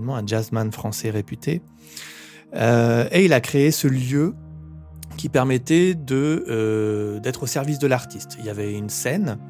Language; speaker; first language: French; native; French